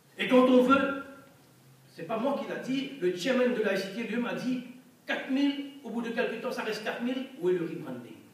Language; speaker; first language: French; non-native, local second language; Morisyen